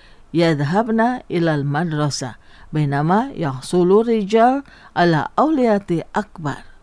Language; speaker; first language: Arabic; non-native, fluent; Indonesian